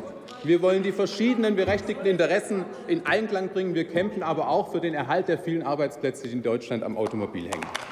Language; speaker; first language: German; native; German